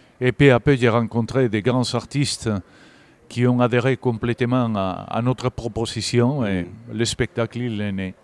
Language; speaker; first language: French; non-native, fluent; Galician